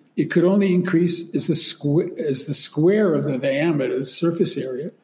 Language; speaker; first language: English; native; English